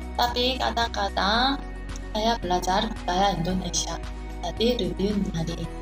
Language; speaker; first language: Indonesian; non-native, learner; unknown